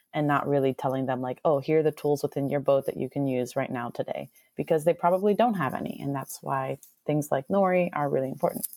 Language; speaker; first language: English; native; English